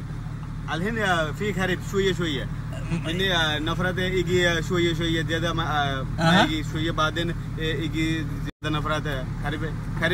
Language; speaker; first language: Arabic; non-native, learner; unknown